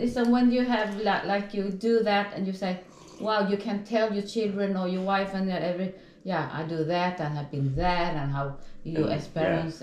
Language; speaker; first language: English; non-native, learner; Swedish